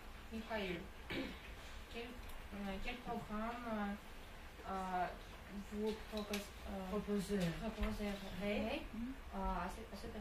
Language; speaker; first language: French; non-native, learner; Russian